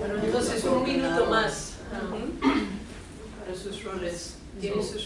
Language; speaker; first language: Spanish; non-native, fluent; English